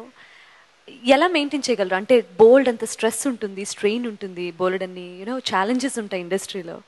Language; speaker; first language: Telugu; native; Telugu